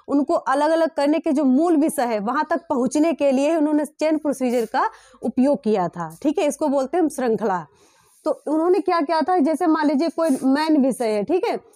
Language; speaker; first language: Hindi; native; Hindi